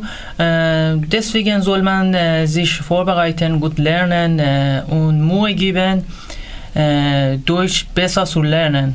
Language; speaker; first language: German; non-native, learner; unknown